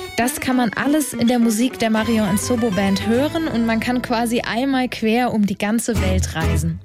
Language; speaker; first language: German; native; German